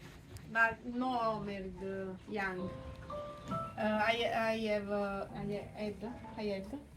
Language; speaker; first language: English; non-native, learner; Italian